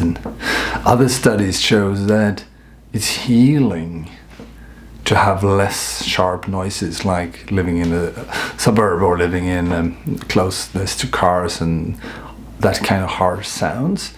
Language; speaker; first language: English; non-native, fluent; Swedish